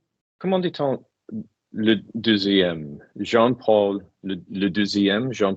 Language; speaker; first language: French; non-native, learner; English